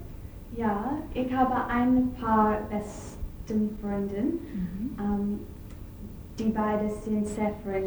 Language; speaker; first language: German; non-native, learner; English